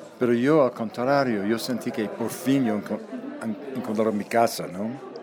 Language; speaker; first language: Spanish; non-native, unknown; English